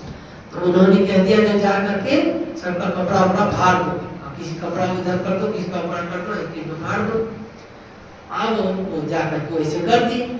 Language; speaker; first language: Hindi; native; Hindi